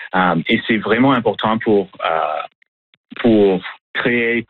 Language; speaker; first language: French; non-native, learner; English